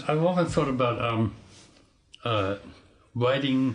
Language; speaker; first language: English; native; English